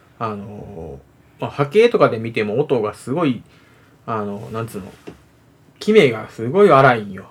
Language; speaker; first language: Japanese; native; Japanese